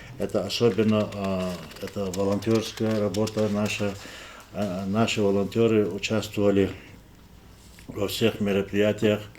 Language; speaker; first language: Russian; non-native, local second language; Lezghian